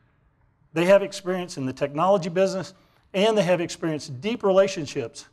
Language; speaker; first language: English; native; English